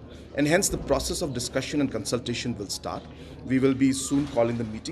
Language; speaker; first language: English; non-native, local second language; Garo